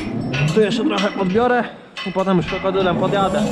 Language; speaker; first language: Polish; native; Polish